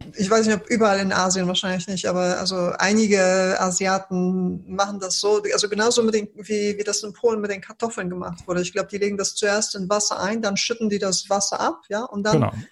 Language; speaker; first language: German; early bilingual, other home language; Polish